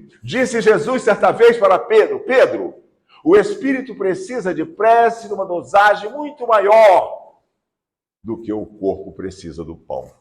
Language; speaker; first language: Portuguese; native; Portuguese